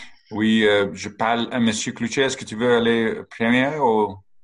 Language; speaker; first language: French; non-native, learner; English